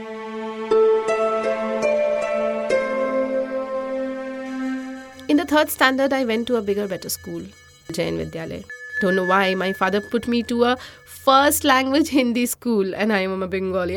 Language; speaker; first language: English; non-native, local second language; Bangla